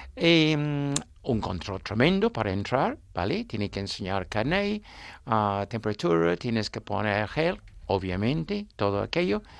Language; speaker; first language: Spanish; non-native, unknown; English